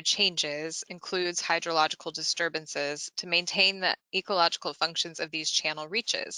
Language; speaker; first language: English; native; English